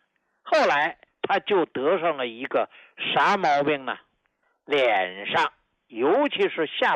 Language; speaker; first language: Chinese; native; Chinese